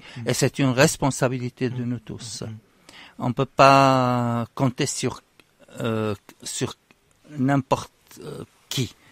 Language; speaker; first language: French; non-native, fluent; Arabic